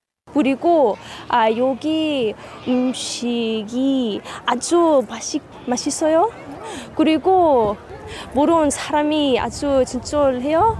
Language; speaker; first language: Korean; non-native, learner; English